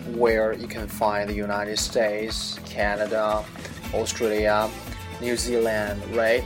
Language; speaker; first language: English; non-native, fluent; Chinese